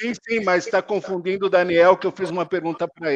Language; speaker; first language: Portuguese; native; Portuguese